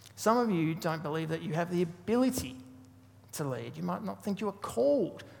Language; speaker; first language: English; native; English